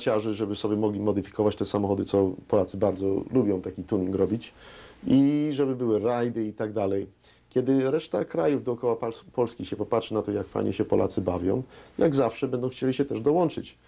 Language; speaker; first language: Polish; early bilingual, heritage; Polish